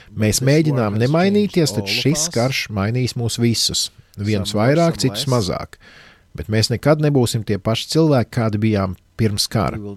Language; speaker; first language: Latvian; native; Latvian